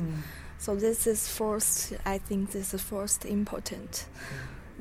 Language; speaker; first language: English; non-native, learner; Chinese